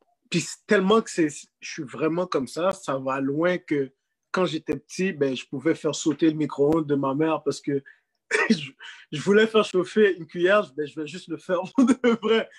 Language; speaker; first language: French; native; French